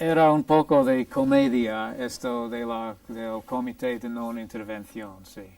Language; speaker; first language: Spanish; non-native, fluent; English